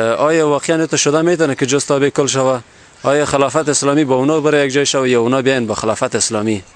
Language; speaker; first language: Persian; native; Persian